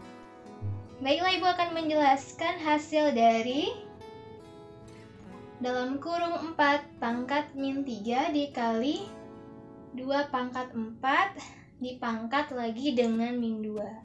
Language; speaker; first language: Indonesian; native; Indonesian